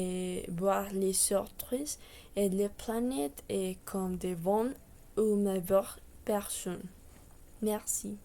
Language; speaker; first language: French; non-native, learner; Spanish